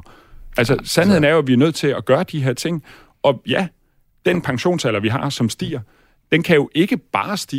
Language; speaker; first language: Danish; native; Danish